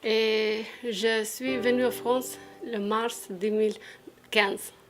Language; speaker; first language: French; non-native, learner; Albanian